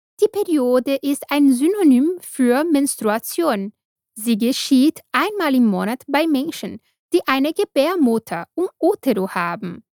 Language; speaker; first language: German; non-native, fluent; Portuguese